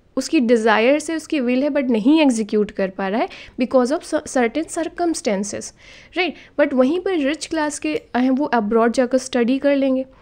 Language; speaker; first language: Hindi; native; Hindi